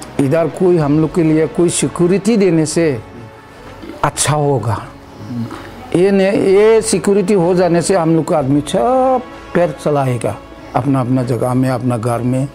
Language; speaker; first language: Hindi; non-native, local second language; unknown